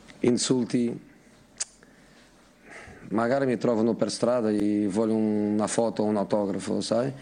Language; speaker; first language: Italian; non-native, fluent; Portuguese